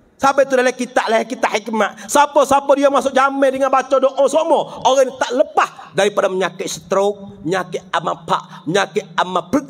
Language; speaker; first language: Malay; native; Malay